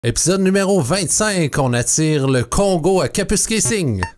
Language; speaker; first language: French; native; French